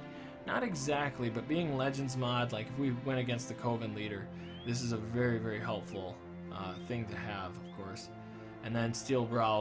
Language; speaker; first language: English; native; English